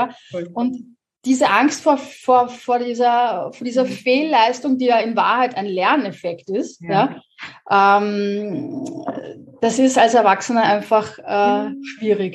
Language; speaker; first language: German; native; German